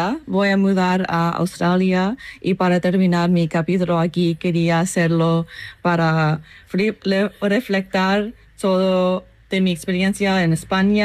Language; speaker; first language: Spanish; non-native, learner; English